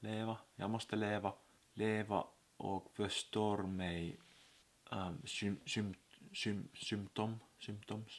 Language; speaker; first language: Swedish; non-native, learner; Finnish